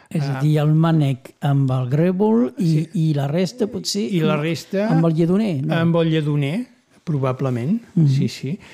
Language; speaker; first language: Catalan; native; Catalan